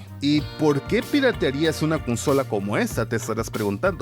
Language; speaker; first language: Spanish; native; Spanish